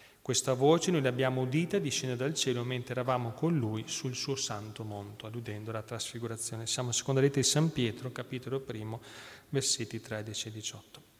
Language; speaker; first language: Italian; native; Italian